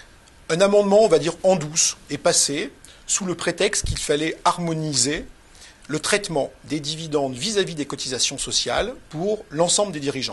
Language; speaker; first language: French; native; French